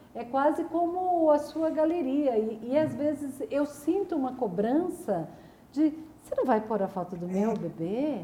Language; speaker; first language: Portuguese; native; Portuguese